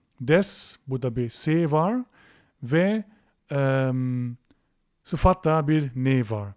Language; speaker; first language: Turkish; non-native, fluent; German